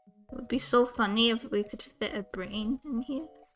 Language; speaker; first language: English; non-native, local second language; Cantonese